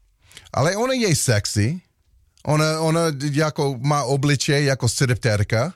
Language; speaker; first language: Czech; non-native, learner; English